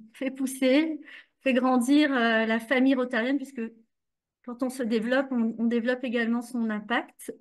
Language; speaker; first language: French; native; French